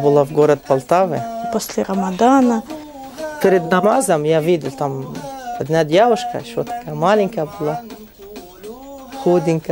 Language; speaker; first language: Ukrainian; non-native, learner; Arabic